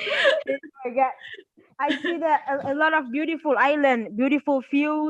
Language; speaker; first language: English; non-native, learner; Indonesian